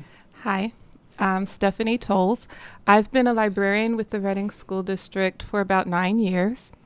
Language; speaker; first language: English; native; English